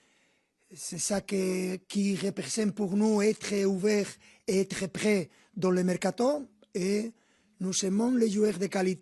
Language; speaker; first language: French; non-native, fluent; Spanish